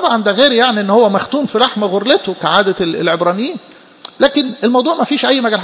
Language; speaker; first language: Arabic; native; Arabic